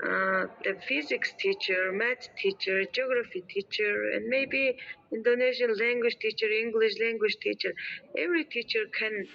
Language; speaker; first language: English; non-native, learner; Mongolian